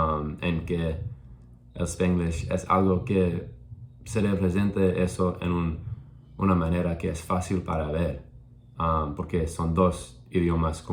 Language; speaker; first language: Spanish; non-native, learner; English